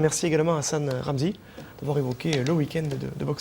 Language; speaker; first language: French; native; French